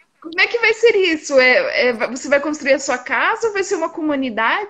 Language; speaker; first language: Portuguese; native; Portuguese